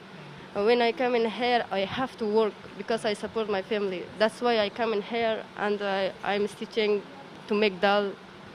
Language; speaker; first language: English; non-native, learner; Persian